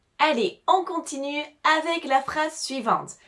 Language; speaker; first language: French; native; French